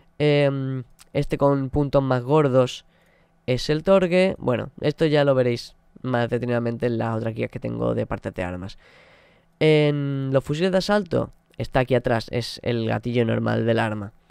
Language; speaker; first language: Spanish; native; Spanish